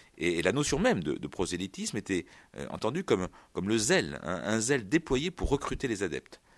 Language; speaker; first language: French; native; French